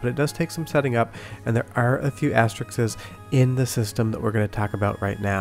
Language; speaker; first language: English; native; English